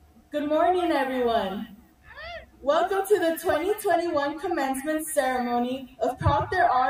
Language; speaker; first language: English; native; English